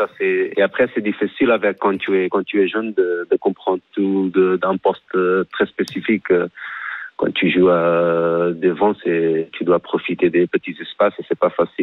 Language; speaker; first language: French; non-native, fluent; Portuguese